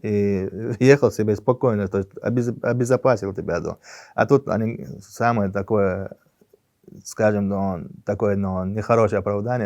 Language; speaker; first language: Russian; non-native, local second language; Chechen